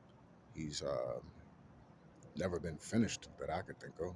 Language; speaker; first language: English; native; English